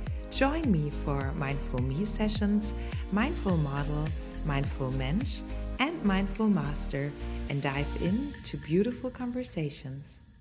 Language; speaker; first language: English; non-native, fluent; German